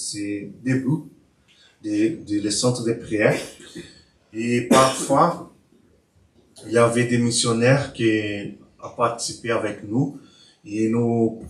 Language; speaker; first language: French; non-native, learner; Portuguese